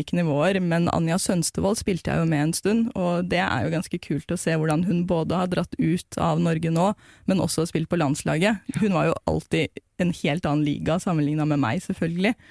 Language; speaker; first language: Norwegian; native; Norwegian